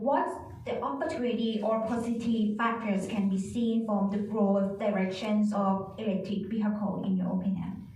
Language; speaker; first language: English; non-native, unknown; Thai